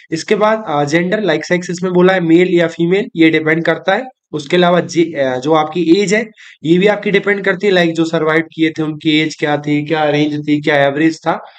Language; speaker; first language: Hindi; native; Hindi